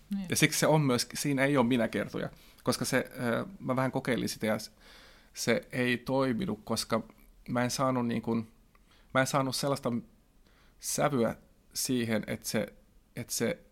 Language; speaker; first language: Finnish; non-native, local second language; Swedish